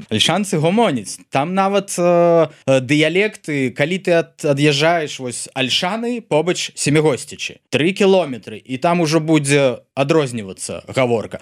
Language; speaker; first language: Belarusian; non-native, local second language; Russian